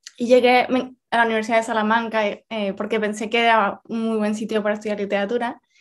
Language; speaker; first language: Spanish; native; Spanish